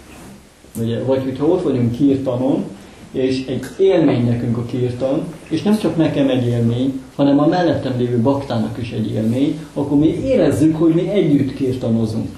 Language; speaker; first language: Hungarian; native; Hungarian